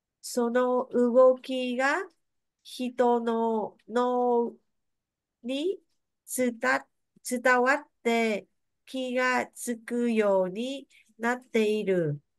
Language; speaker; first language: Japanese; non-native, learner; Vietnamese